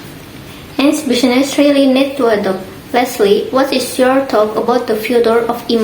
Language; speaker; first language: English; non-native, learner; Indonesian